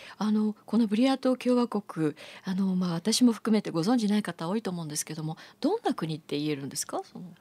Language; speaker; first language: Japanese; native; Japanese